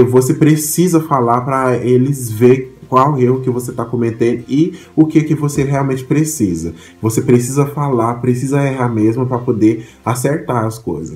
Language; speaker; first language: Portuguese; non-native, fluent; Haitian Creole